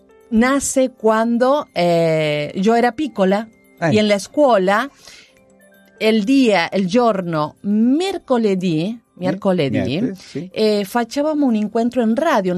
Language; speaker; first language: Italian; non-native, learner; Spanish